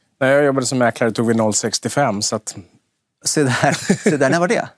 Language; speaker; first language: Swedish; native; Swedish